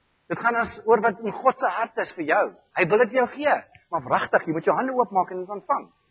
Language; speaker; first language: Afrikaans; non-native, fluent; German